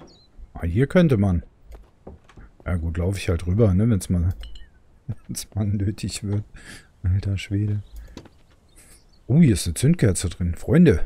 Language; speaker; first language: German; native; German